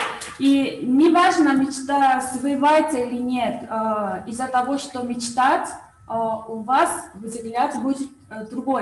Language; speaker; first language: Russian; non-native, learner; Korean